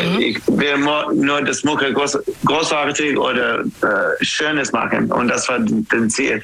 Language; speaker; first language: German; non-native, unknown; English